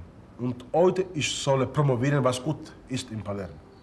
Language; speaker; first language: German; non-native, learner; Italian